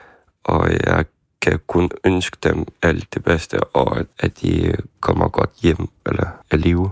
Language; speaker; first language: Danish; non-native, fluent; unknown